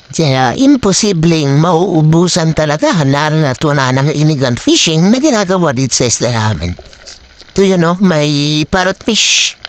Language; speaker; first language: Filipino; native; Filipino